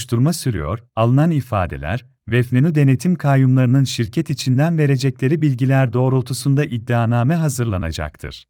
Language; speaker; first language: Turkish; native; Turkish